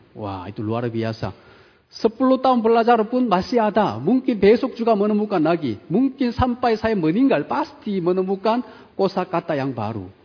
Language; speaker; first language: Indonesian; non-native, fluent; Korean